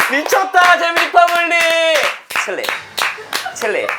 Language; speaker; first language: Korean; native; Korean